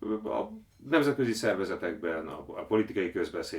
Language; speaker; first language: Hungarian; native; Hungarian